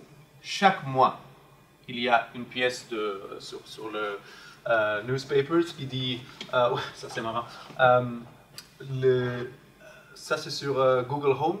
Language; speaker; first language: French; non-native, fluent; Spanish